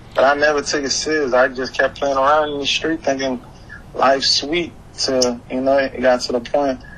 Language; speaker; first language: English; early bilingual, other home language; Haitian Creole